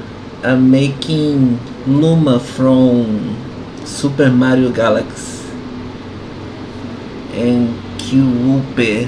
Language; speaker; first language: English; non-native, fluent; Portuguese